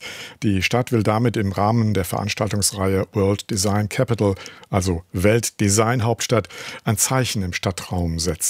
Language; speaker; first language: German; native; German